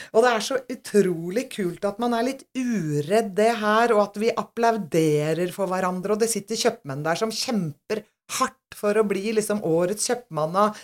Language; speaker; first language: Norwegian; native; Norwegian